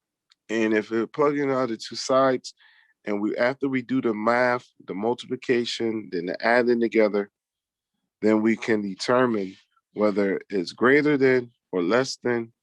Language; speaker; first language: English; native; English